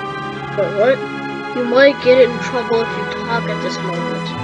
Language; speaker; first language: English; native; English